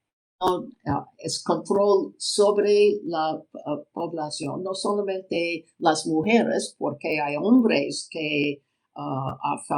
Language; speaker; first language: Spanish; non-native, learner; English